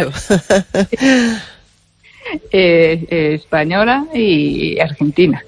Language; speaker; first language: Spanish; non-native, learner; Japanese